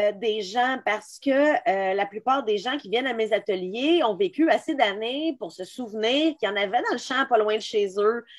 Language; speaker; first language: French; native; French